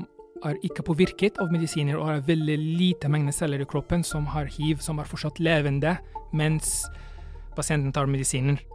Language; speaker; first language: Norwegian; non-native, fluent; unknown